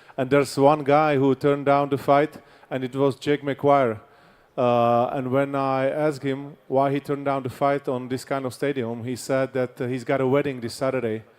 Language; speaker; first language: English; non-native, fluent; Czech